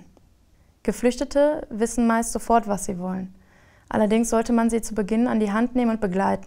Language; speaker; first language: German; native; German